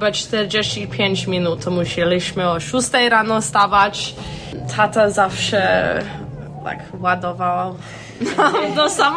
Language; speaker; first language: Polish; early bilingual, heritage; English